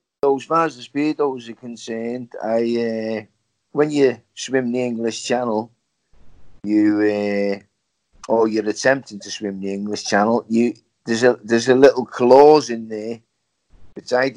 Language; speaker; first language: English; native; English